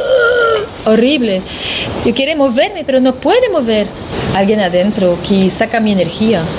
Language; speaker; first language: Spanish; non-native, learner; French